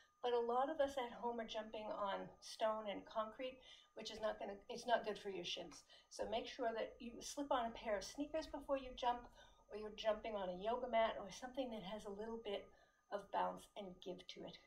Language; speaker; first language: English; native; English